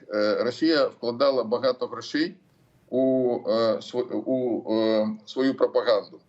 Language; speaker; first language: Ukrainian; non-native, local second language; Russian